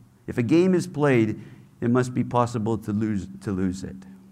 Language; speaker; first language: French; native; French